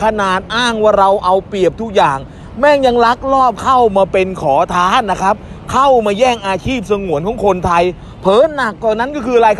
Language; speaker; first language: Thai; native; Thai